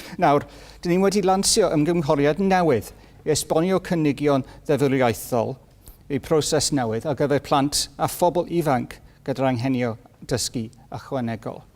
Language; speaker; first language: Welsh; non-native, learner; English